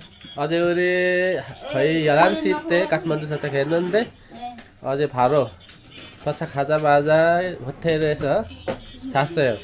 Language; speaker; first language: Korean; non-native, fluent; Nepali